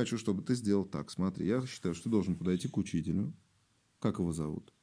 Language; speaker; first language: Russian; native; Russian